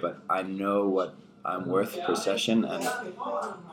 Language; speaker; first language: English; early bilingual, other home language; German